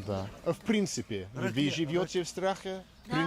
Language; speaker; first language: Russian; non-native, learner; English